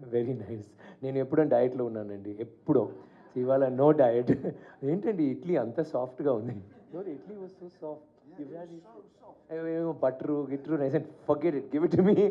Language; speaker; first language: Telugu; non-native, learner; Tamil